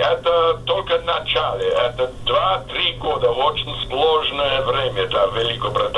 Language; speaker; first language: Russian; non-native, fluent; English